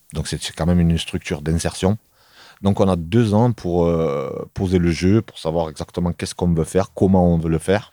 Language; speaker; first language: French; native; French